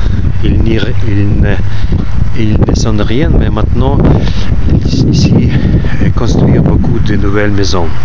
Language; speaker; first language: French; non-native, learner; Ukrainian